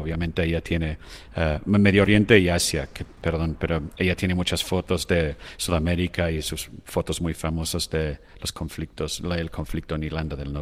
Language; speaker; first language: Spanish; non-native, fluent; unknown